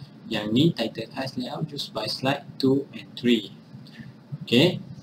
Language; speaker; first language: English; non-native, local second language; Malay